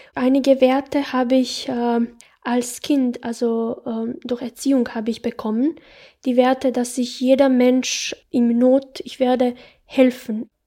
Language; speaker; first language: German; non-native, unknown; Bosnian